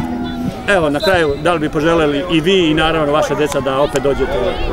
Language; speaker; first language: Serbian; native; Serbian